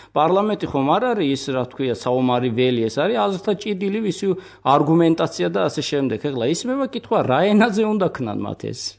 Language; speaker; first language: Georgian; non-native, local second language; Azerbaijani